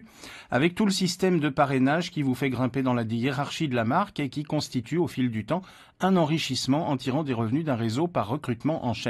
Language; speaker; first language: French; native; French